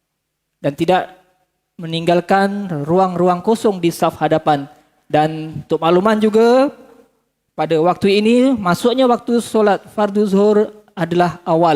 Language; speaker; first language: Malay; native; Malay